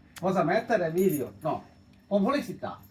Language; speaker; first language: Italian; non-native, learner; Tamil